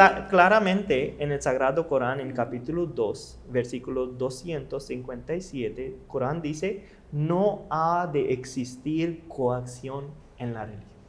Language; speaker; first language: Spanish; non-native, learner; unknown